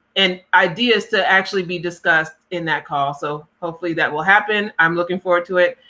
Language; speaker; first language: English; native; English